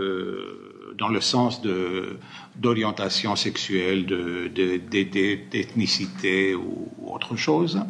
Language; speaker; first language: French; non-native, fluent; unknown